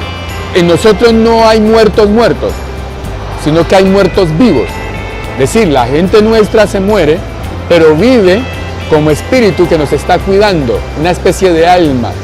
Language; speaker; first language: Spanish; native; Spanish